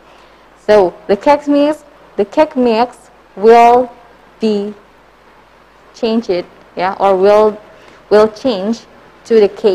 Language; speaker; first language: English; non-native, learner; Indonesian